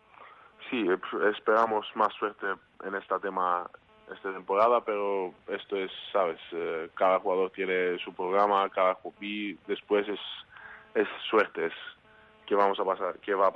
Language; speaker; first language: Spanish; non-native, learner; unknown